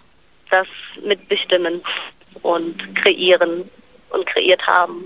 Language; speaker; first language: German; native; German